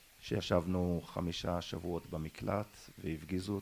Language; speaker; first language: Hebrew; non-native, local second language; German